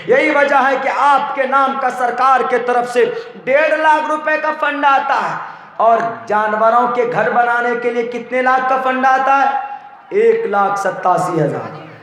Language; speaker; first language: Urdu; native; Urdu